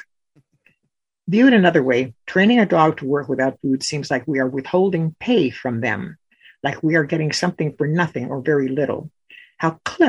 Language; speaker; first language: English; native; English